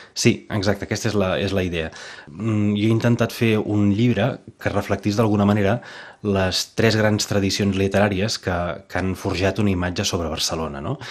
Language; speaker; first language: Catalan; native; Catalan